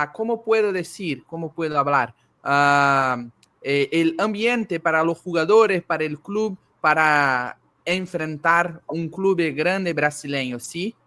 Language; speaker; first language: Spanish; non-native, learner; Portuguese